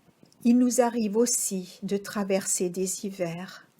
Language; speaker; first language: French; native; French